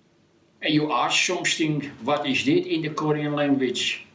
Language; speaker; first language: English; non-native, learner; Dutch